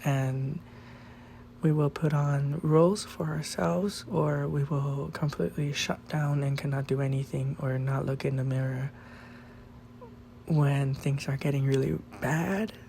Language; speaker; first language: English; non-native, fluent; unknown